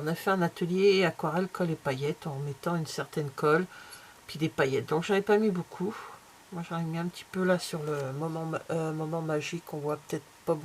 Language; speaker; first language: French; native; French